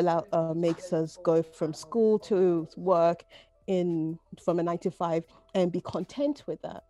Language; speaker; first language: English; native; English